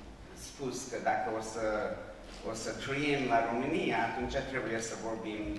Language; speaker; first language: Romanian; non-native, local second language; Hungarian